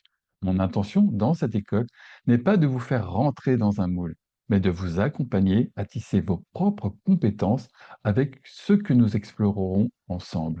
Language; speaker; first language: French; native; French